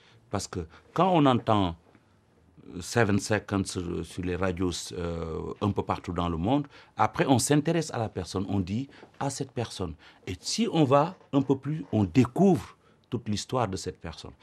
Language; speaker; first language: French; non-native, local second language; Wolof